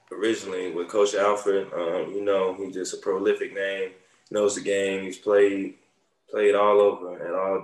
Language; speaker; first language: English; native; English